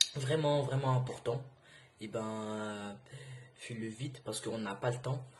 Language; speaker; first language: French; non-native, local second language; Arabic